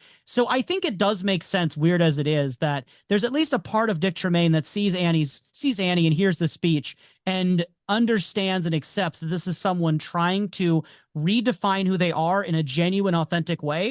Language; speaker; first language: English; native; English